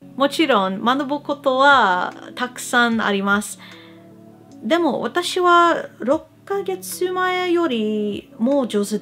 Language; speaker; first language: Japanese; non-native, learner; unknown